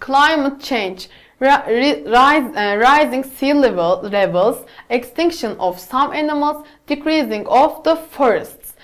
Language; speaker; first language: English; non-native, fluent; Turkish